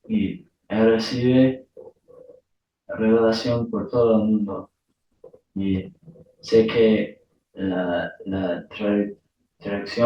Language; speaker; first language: Spanish; non-native, learner; English